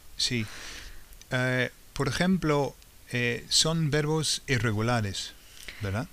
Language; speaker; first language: Spanish; native; Spanish